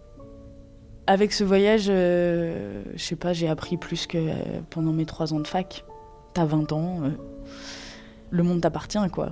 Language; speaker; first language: French; native; French